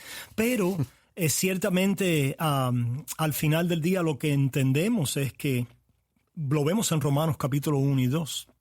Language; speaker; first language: Spanish; native; Spanish